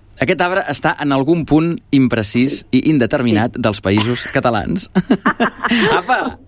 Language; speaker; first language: Catalan; native; Catalan